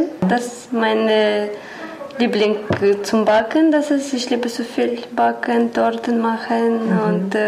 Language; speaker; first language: German; non-native, learner; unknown